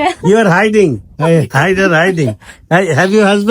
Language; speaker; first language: English; non-native, learner; Bangla